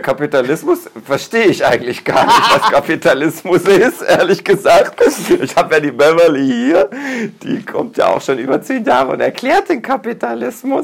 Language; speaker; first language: German; native; German